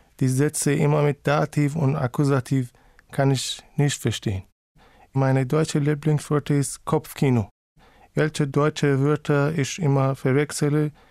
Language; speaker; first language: German; non-native, learner; Persian